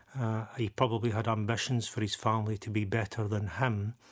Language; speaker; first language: English; native; English